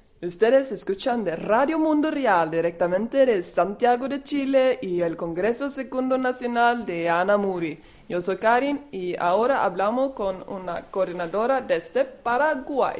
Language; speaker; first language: Spanish; non-native, learner; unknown